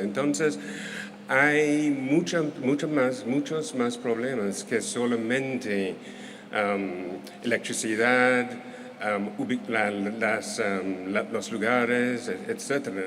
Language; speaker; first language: Spanish; non-native, fluent; English